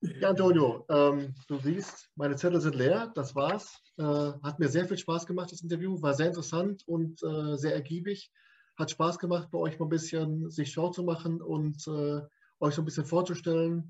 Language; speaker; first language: German; native; German